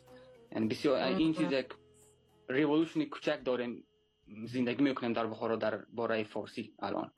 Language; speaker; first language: Persian; early bilingual, heritage; Tajik